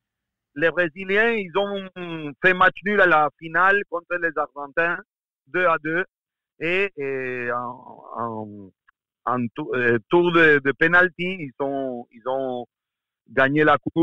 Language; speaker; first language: French; non-native, fluent; Spanish